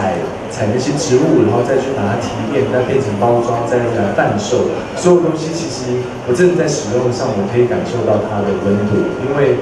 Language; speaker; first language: Chinese; native; Chinese